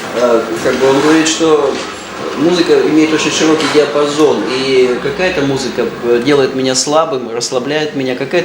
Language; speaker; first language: Russian; native; Russian